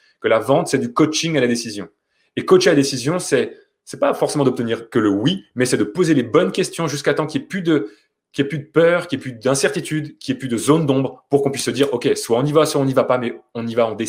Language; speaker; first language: French; native; French